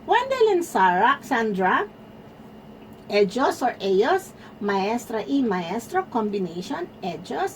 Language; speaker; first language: Spanish; non-native, fluent; Filipino